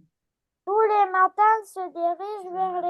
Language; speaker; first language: French; non-native, learner; Arabic